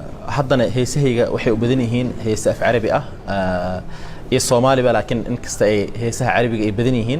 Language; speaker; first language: Somali; early bilingual, heritage; Somali